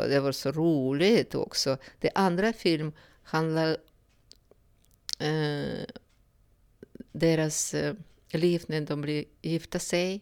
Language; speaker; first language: Swedish; non-native, fluent; Russian